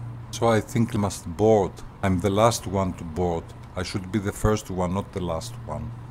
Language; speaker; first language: English; non-native, fluent; Greek